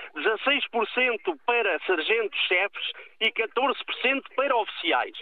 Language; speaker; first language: Portuguese; native; Portuguese